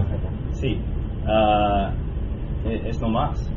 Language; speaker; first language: Spanish; non-native, learner; English